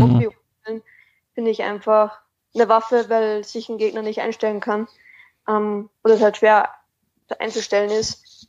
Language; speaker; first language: German; native; German